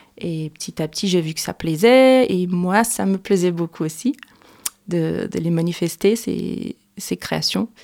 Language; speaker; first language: French; non-native, fluent; Portuguese